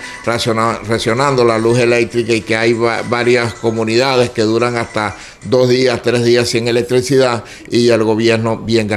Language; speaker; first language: Spanish; native; Spanish